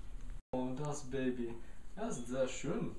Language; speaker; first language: German; non-native, learner; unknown